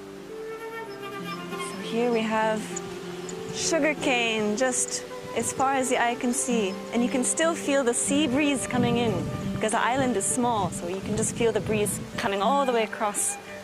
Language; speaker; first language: English; native; English